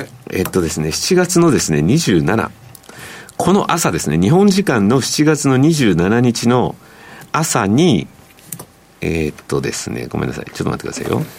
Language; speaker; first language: Japanese; native; Japanese